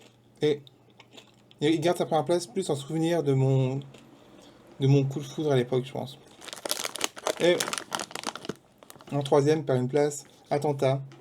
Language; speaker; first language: French; native; French